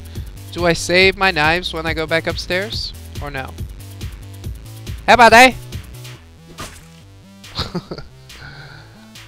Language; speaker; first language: English; native; English